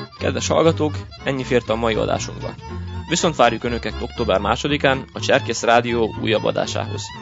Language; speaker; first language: Hungarian; early bilingual, heritage; Hungarian